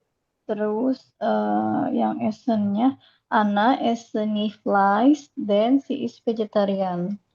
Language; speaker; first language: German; non-native, learner; Indonesian